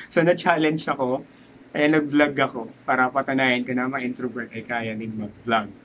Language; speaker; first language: Filipino; non-native, local second language; Cebuano